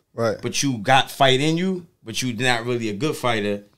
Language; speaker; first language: English; native; English